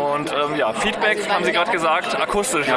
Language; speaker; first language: German; native; German